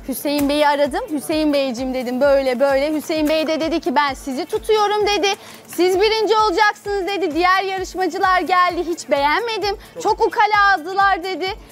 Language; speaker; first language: Turkish; native; Turkish